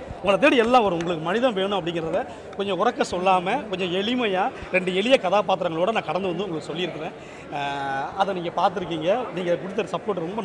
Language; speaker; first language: Tamil; native; Tamil